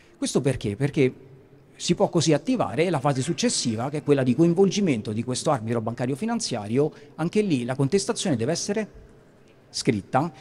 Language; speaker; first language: Italian; native; Italian